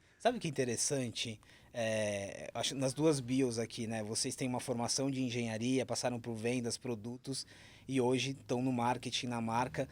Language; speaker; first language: Portuguese; native; Portuguese